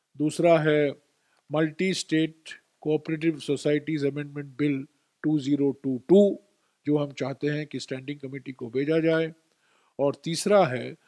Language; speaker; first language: Hindi; non-native, local second language; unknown